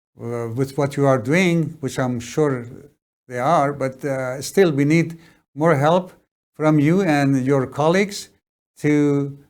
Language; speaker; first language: English; non-native, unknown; Persian